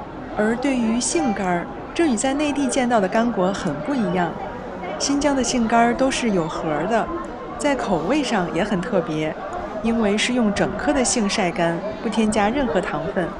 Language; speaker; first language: Chinese; native; Chinese